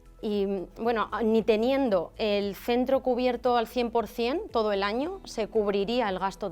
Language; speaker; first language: Spanish; native; Spanish